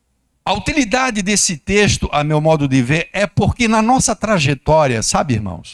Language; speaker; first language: Portuguese; native; Portuguese